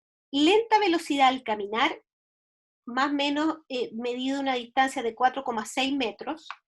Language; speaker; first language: Spanish; native; Spanish